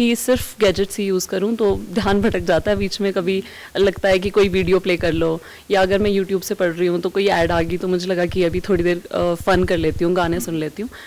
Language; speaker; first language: Hindi; native; Hindi